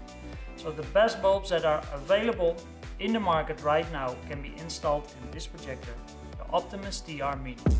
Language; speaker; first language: English; non-native, fluent; Dutch